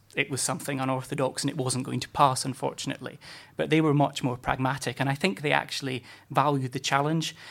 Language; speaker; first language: English; native; English